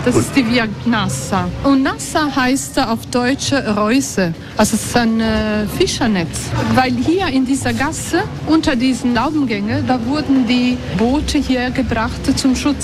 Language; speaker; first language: German; non-native, local second language; Italian